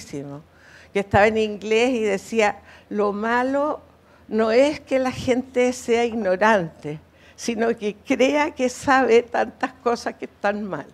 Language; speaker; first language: Spanish; native; Spanish